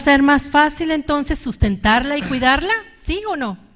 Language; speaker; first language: Spanish; native; Spanish